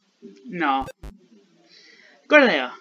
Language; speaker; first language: Japanese; non-native, learner; English